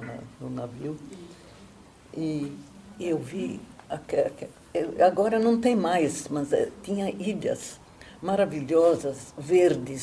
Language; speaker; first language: Portuguese; non-native, fluent; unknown